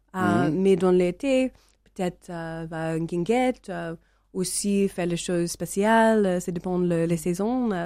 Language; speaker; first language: French; non-native, learner; English